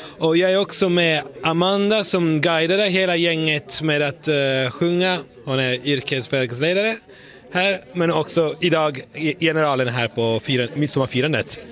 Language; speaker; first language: Swedish; non-native, fluent; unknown